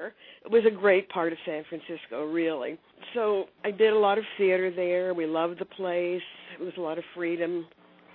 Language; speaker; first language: English; native; English